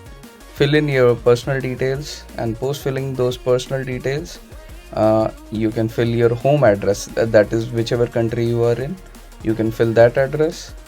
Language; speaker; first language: English; non-native, local second language; Hindi